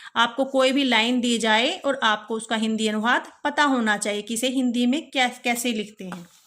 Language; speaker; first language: Hindi; native; Hindi